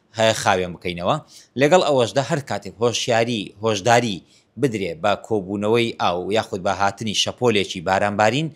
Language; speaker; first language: Central Kurdish; native; Central Kurdish